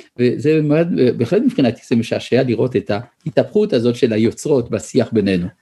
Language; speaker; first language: Hebrew; early bilingual, other home language; French